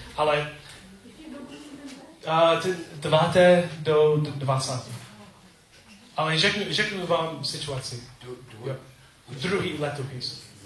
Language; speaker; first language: Czech; non-native, learner; English